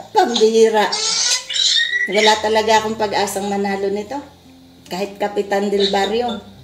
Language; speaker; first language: Filipino; native; Filipino